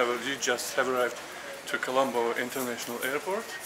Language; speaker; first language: English; non-native, fluent; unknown